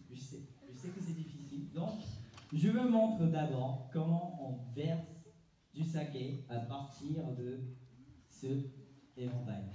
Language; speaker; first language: French; non-native, fluent; Japanese